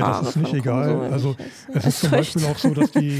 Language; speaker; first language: German; native; German